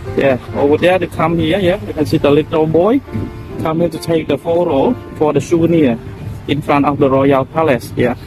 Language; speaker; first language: English; non-native, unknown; Khmer